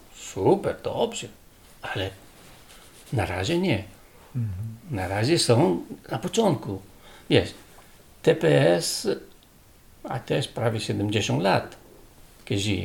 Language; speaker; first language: Polish; non-native, learner; Italian